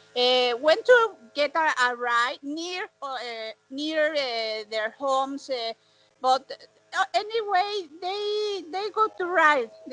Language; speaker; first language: English; non-native, learner; Spanish